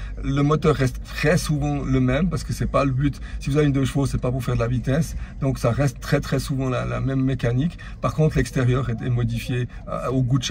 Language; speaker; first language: French; native; French